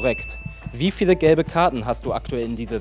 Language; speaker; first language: German; native; German